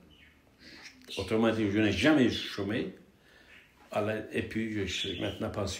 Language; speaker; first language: French; non-native, fluent; Turkish